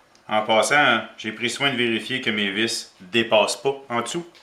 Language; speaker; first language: French; native; French